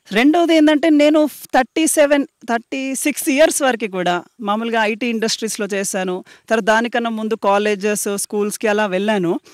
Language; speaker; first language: Telugu; native; Telugu